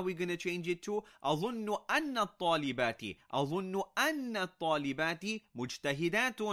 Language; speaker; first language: Arabic; non-native, fluent; English